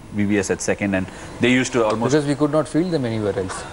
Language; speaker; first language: English; non-native, local second language; Tamil